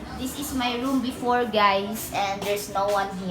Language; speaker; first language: English; non-native, local second language; Cebuano